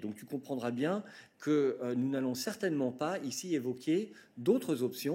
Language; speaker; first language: French; native; French